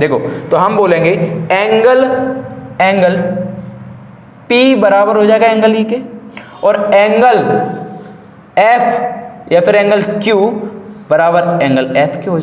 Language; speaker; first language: Hindi; native; Hindi